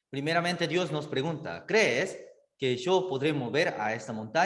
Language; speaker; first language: Spanish; native; Spanish